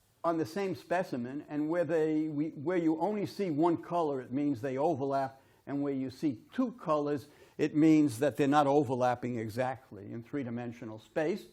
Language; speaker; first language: English; native; English